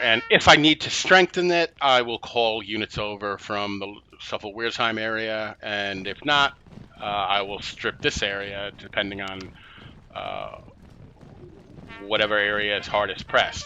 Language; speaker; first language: English; native; English